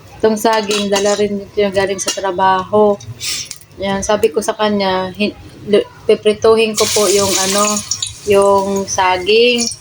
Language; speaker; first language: Filipino; non-native, local second language; Cebuano